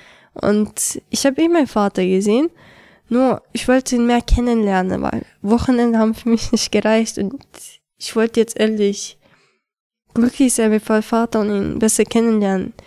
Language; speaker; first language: German; early bilingual, other home language; Chechen